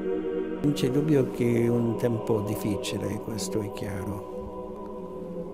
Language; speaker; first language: Italian; non-native, fluent; English